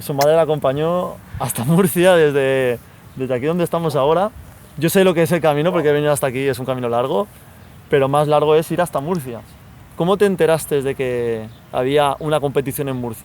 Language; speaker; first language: Spanish; native; Spanish